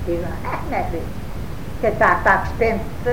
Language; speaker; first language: Greek; native; Greek